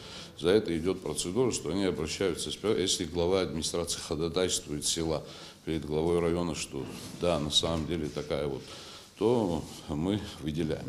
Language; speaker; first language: Russian; non-native, local second language; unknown